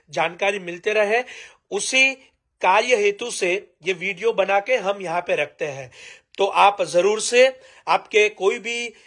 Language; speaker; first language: Hindi; non-native, local second language; Gujarati